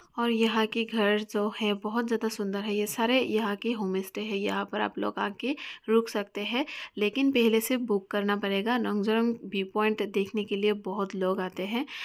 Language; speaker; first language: Hindi; non-native, local second language; Bangla